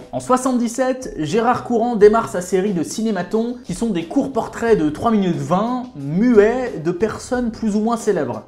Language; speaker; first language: French; native; French